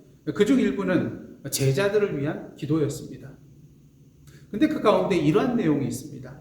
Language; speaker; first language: Korean; native; Korean